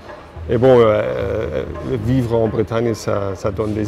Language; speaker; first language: French; non-native, fluent; German